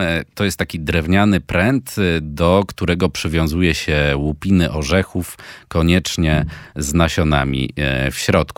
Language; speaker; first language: Polish; native; Polish